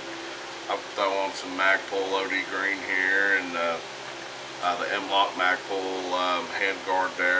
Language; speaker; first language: English; native; English